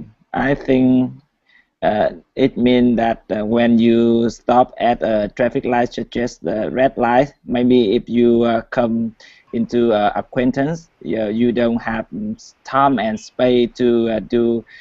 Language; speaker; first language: English; non-native, learner; Vietnamese